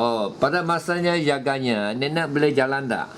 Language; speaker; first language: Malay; non-native, local second language; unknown